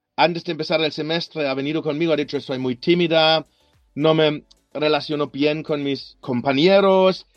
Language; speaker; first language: Spanish; non-native, fluent; German